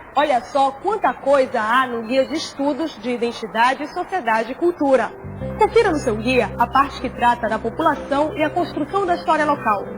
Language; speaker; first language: Portuguese; native; Portuguese